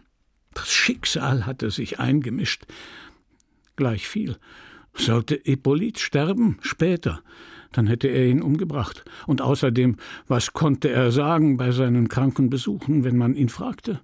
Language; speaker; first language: German; native; German